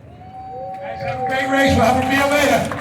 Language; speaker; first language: English; native; English